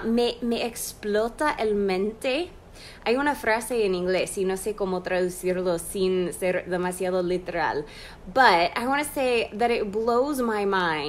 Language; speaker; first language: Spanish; non-native, fluent; English